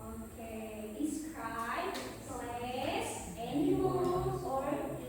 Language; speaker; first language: English; non-native, fluent; Indonesian